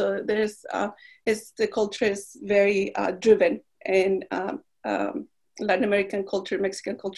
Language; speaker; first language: English; non-native, fluent; Spanish